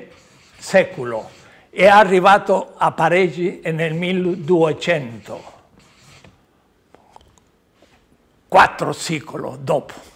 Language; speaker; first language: Italian; non-native, learner; Spanish